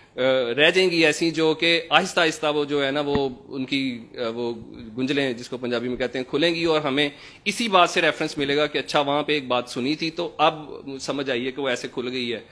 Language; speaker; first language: Urdu; non-native, local second language; Punjabi